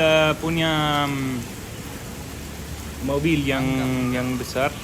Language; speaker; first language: Indonesian; non-native, learner; English